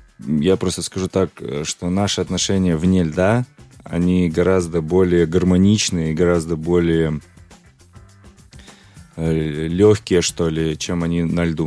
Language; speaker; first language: Russian; native; Russian